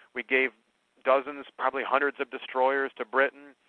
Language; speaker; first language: English; native; English